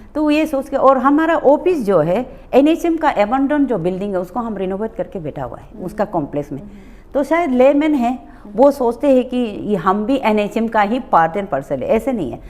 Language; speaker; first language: Hindi; non-native, local second language; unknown